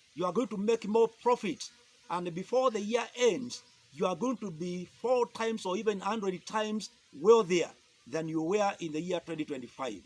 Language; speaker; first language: English; non-native, local second language; Swahili